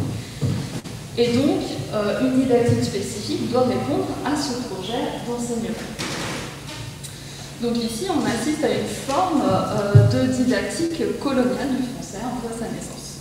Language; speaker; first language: French; native; French